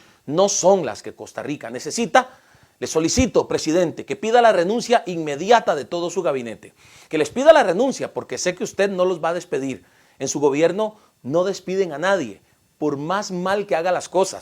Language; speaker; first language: Spanish; native; Spanish